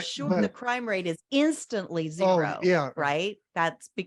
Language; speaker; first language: English; native; English